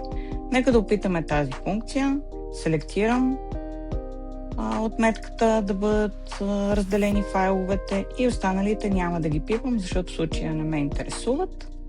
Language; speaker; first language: Bulgarian; native; Bulgarian